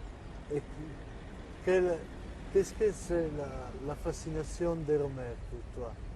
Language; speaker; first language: French; non-native, learner; Italian